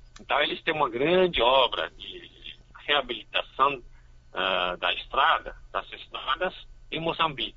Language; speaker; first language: Portuguese; non-native, fluent; Chinese